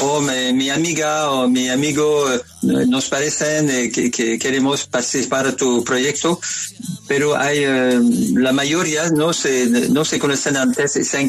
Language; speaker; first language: Spanish; non-native, learner; French